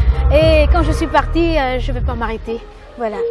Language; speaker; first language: French; non-native, local second language; Malagasy